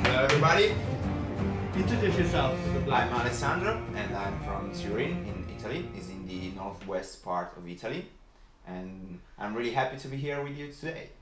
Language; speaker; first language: English; non-native, fluent; Italian